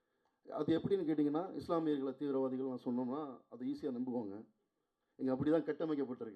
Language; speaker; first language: Tamil; native; Tamil